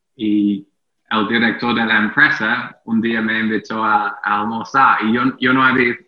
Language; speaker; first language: Spanish; non-native, fluent; English